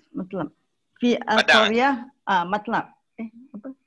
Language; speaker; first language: Arabic; non-native, learner; Malay